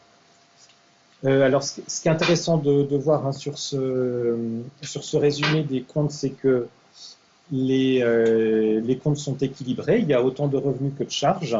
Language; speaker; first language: French; native; French